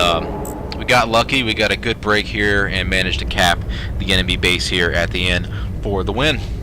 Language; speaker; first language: English; native; English